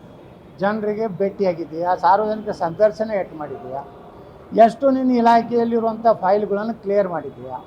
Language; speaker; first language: Kannada; native; Kannada